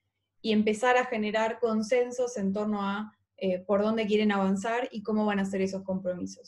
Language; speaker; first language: Spanish; native; Spanish